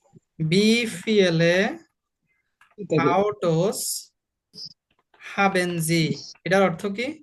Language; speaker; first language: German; non-native, fluent; Bangla